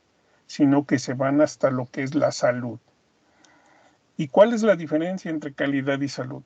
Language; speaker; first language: Spanish; native; Spanish